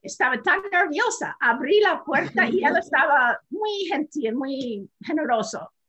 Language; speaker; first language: Spanish; non-native, fluent; English